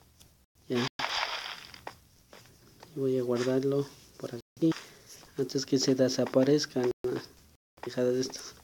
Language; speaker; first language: Spanish; native; Spanish